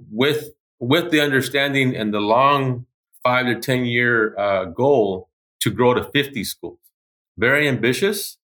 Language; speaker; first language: English; native; English